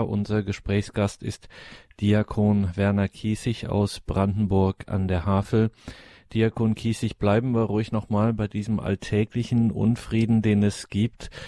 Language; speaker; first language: German; native; German